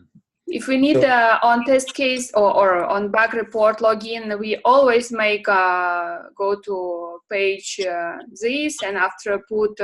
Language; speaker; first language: English; non-native, learner; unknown